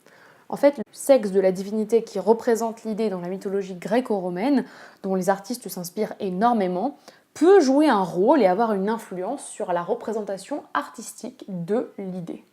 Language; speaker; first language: French; native; French